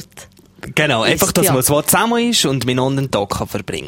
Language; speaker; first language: German; native; German